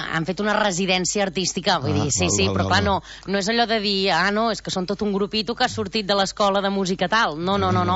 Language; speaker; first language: Catalan; native; Catalan